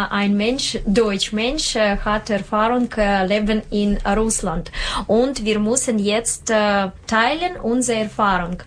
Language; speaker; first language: German; non-native, learner; Russian